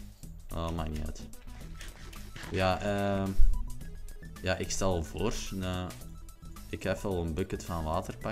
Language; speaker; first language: Dutch; native; Dutch